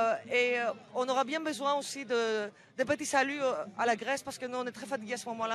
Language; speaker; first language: French; non-native, fluent; Greek